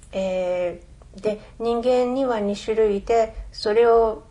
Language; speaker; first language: Japanese; early bilingual, other home language; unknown